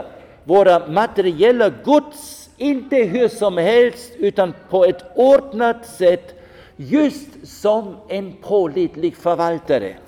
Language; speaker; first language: Swedish; non-native, fluent; German